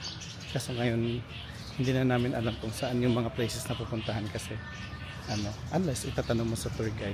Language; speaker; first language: Filipino; native; Filipino